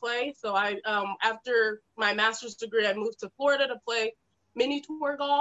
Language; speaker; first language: English; native; English